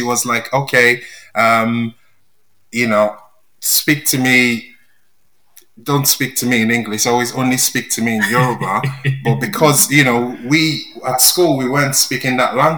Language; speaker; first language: English; non-native, local second language; Yoruba